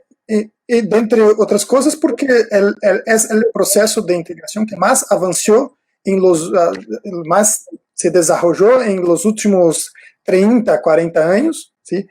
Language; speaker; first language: Spanish; non-native, fluent; Portuguese